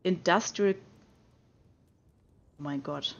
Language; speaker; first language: German; native; German